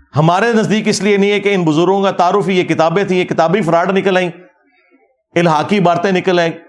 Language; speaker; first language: Urdu; non-native, local second language; Punjabi